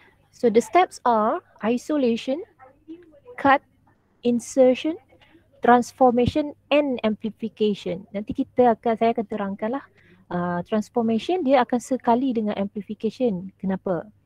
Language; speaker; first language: English; non-native, local second language; Malay